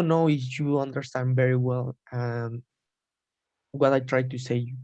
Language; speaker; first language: English; non-native, learner; Spanish